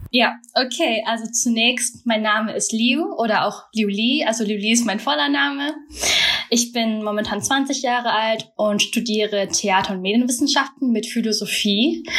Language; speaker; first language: German; early bilingual, other home language; Vietnamese